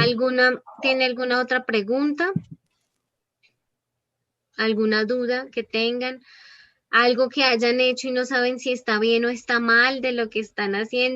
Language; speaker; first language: Spanish; native; Spanish